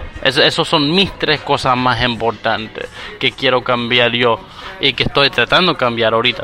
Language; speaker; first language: Spanish; early bilingual, heritage; Spanish